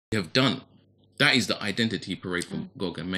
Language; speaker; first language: English; native; English